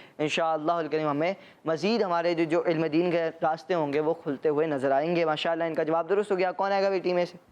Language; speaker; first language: Urdu; native; Urdu